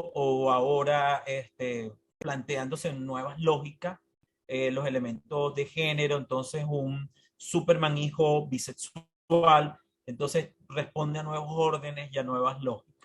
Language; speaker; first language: Spanish; native; Spanish